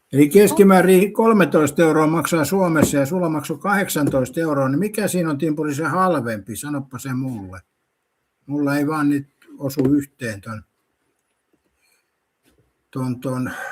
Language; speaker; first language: Finnish; native; Finnish